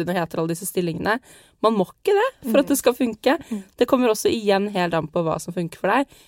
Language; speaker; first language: Norwegian; native; Norwegian